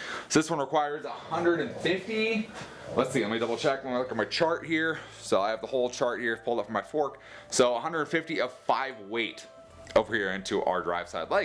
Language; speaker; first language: English; native; English